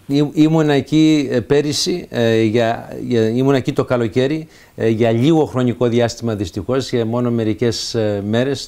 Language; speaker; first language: Greek; early bilingual, heritage; Greek